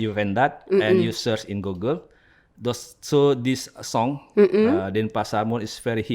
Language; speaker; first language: English; non-native, learner; Indonesian